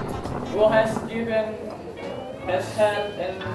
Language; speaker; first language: English; non-native, learner; Indonesian